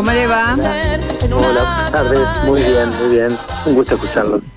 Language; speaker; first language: Spanish; native; Spanish